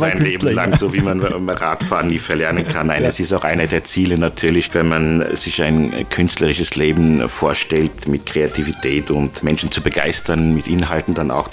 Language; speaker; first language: German; non-native, fluent; Luxembourgish